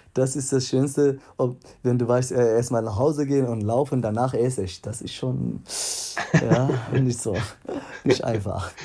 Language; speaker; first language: German; non-native, fluent; Tigrinya